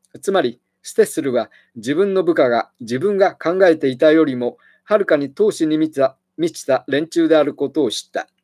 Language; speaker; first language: Japanese; native; Japanese